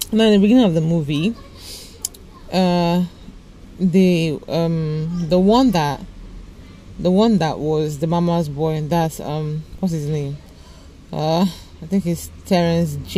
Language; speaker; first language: English; non-native, local second language; Igbo